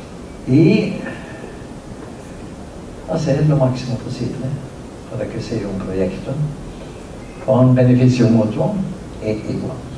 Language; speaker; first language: Spanish; non-native, fluent; Norwegian